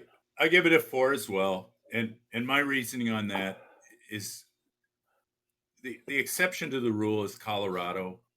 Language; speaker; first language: English; native; English